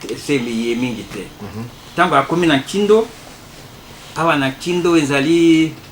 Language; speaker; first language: Lingala; non-native, local second language; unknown